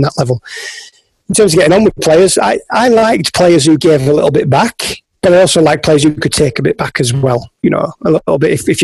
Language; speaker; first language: English; native; English